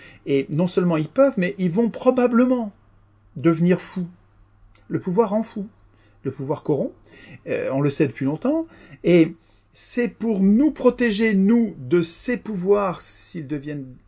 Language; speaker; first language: French; native; French